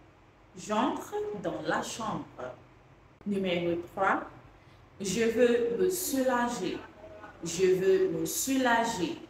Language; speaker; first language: French; non-native, fluent; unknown